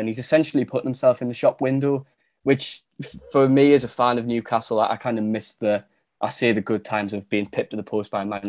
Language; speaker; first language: English; native; English